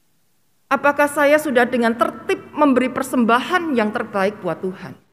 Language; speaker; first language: Indonesian; native; Indonesian